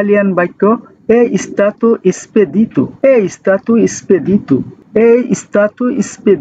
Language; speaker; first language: Italian; non-native, learner; Bangla